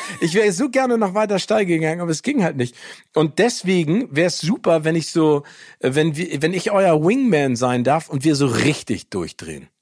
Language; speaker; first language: German; early bilingual, other home language; English